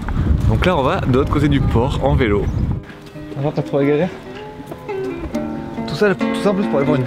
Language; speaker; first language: French; native; French